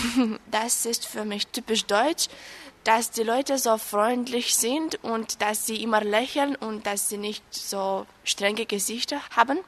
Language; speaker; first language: German; non-native, fluent; Romanian